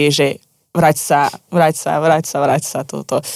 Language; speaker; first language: Slovak; non-native, fluent; Azerbaijani